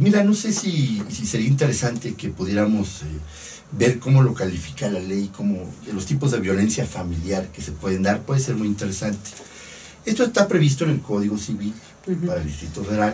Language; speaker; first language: Spanish; native; Spanish